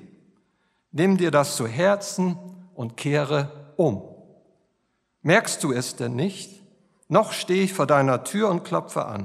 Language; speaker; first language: German; native; German